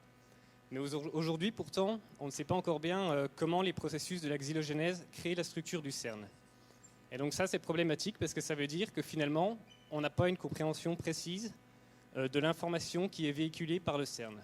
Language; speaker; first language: French; native; French